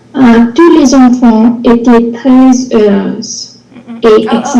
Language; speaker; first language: French; non-native, learner; English